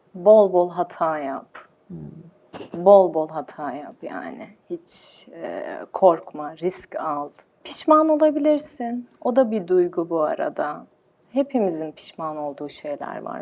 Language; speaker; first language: Turkish; early bilingual, heritage; Turkish